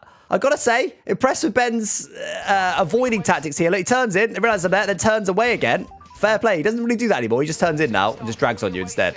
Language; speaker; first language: English; native; English